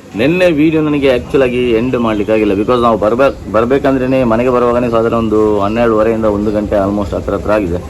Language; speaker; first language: Kannada; native; Kannada